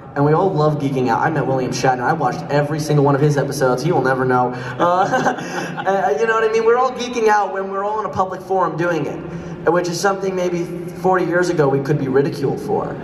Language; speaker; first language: English; native; English